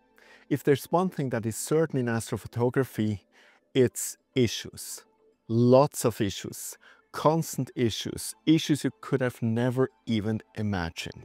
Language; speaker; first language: English; non-native, fluent; German